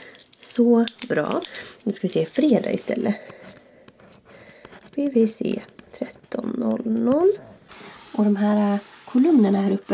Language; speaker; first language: Swedish; native; Swedish